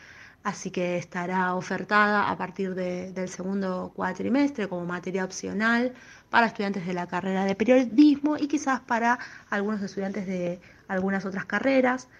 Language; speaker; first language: Spanish; native; Spanish